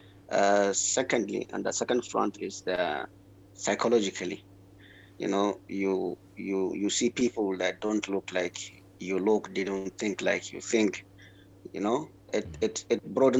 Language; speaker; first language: English; non-native, local second language; Hausa